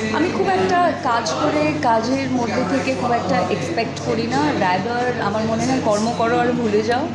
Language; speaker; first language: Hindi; non-native, local second language; Bangla